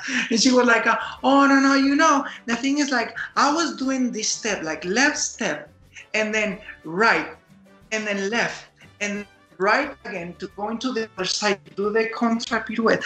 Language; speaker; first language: English; non-native, fluent; Spanish